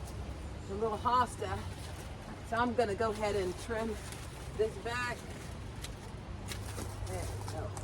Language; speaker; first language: English; native; English